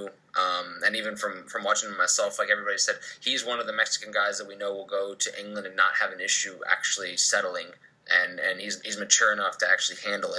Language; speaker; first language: English; native; English